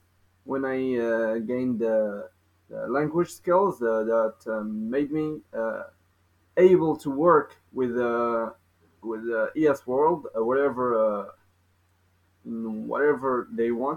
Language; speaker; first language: English; non-native, fluent; Arabic